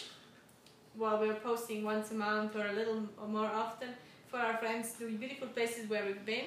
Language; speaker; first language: English; non-native, fluent; Swiss German